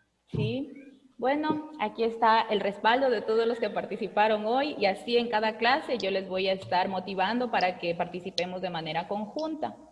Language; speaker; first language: Spanish; native; Spanish